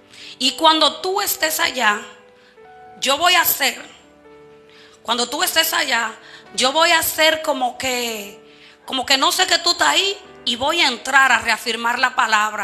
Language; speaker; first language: Spanish; native; Spanish